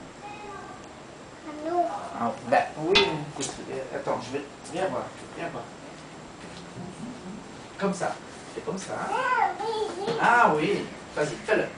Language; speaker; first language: French; native; French